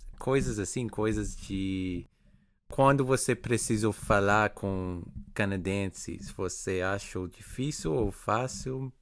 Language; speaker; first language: Portuguese; non-native, fluent; English